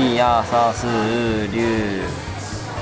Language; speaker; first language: Chinese; non-native, learner; Japanese